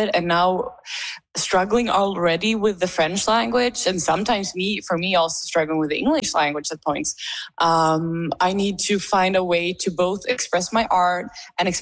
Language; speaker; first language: English; non-native, fluent; Swedish